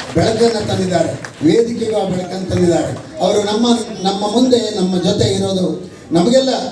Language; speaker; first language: Kannada; native; Kannada